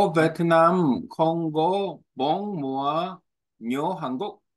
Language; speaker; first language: Vietnamese; non-native, learner; Korean